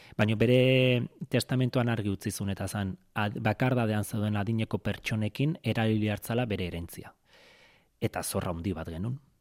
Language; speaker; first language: Basque; native; Basque